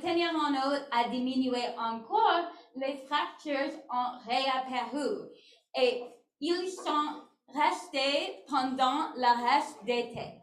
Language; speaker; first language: French; non-native, learner; English